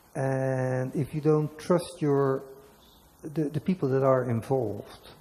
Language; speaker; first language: English; non-native, fluent; Dutch